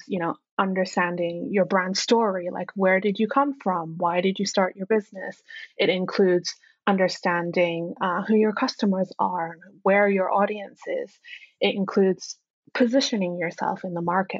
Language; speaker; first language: English; non-native, local second language; Cantonese